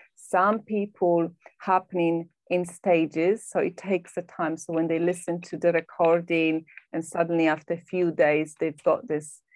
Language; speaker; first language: English; non-native, fluent; Polish